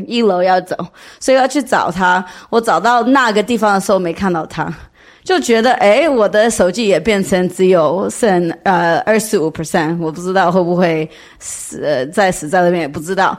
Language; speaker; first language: Chinese; early bilingual, heritage; English